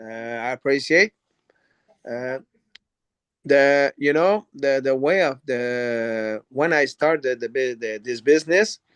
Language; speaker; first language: English; non-native, learner; French